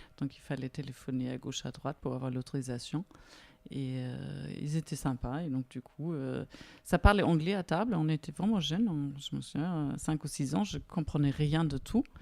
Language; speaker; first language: French; non-native, fluent; German